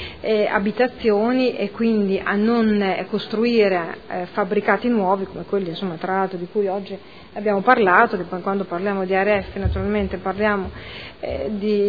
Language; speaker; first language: Italian; native; Italian